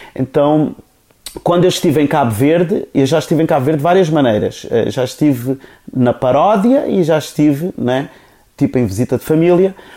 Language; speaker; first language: Portuguese; non-native, local second language; Kabuverdianu